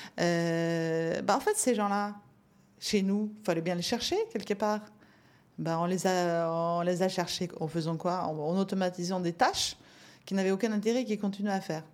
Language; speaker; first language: French; non-native, fluent; Norwegian